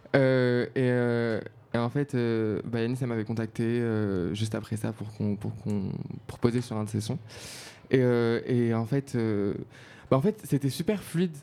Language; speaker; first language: French; non-native, local second language; Arabic